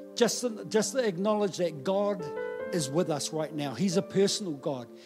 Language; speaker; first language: English; native; English